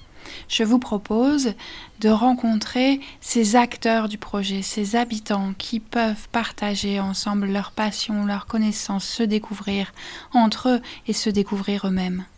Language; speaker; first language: French; native; French